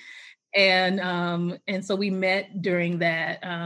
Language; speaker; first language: English; native; English